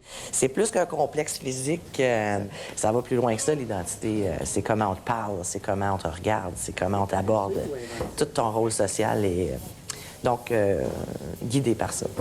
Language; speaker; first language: French; native; French